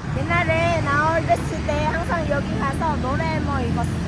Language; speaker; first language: Korean; non-native, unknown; Vietnamese